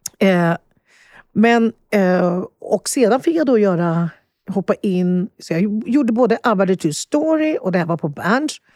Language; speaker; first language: Swedish; early bilingual, other home language; Spanish